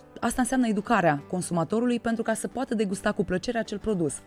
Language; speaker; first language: Romanian; native; Romanian